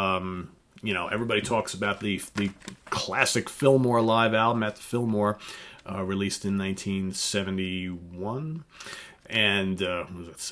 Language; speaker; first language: English; native; English